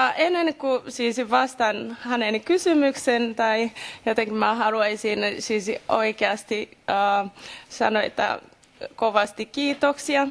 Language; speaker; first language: Finnish; non-native, fluent; Kinyarwanda